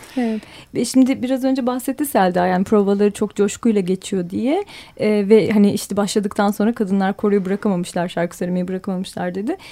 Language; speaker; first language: Turkish; native; Turkish